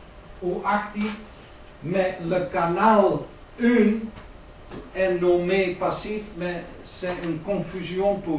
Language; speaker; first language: French; non-native, learner; Dutch